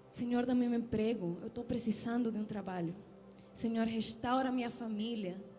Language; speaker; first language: Portuguese; non-native, fluent; Spanish